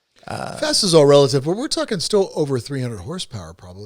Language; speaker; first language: English; native; English